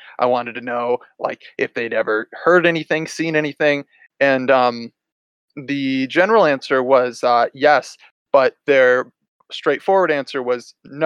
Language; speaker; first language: English; native; English